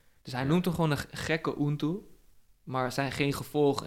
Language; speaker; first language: Dutch; native; Dutch